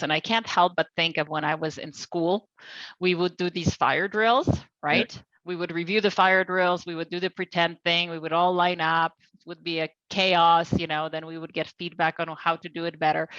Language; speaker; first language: English; non-native, fluent; Polish